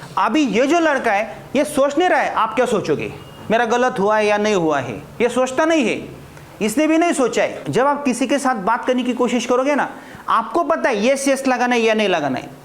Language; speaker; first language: Hindi; non-native, local second language; Marathi